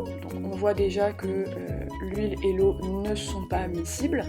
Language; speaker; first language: French; native; French